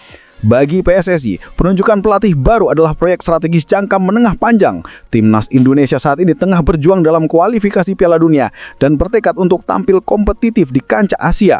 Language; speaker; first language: Indonesian; native; Indonesian